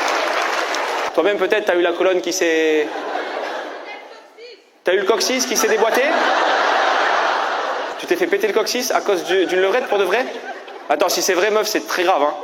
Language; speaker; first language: French; native; French